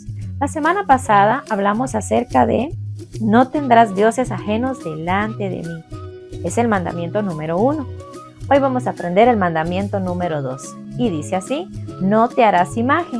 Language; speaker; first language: Spanish; native; Spanish